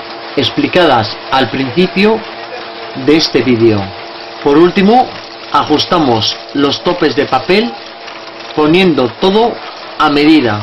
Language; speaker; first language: Spanish; native; Spanish